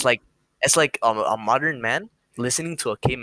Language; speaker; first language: English; early bilingual, other home language; Spanish